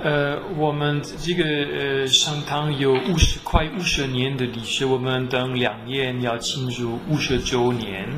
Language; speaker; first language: Chinese; non-native, fluent; French